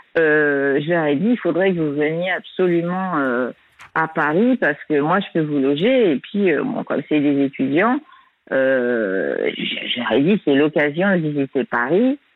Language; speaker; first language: French; native; French